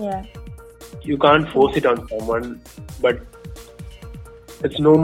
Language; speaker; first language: English; non-native, local second language; Tamil